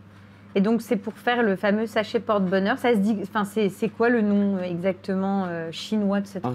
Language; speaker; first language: French; native; French